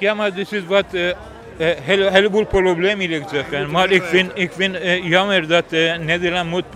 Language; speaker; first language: Dutch; non-native, learner; Persian